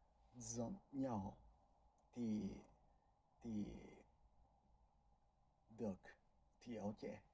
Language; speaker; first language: Vietnamese; non-native, learner; Japanese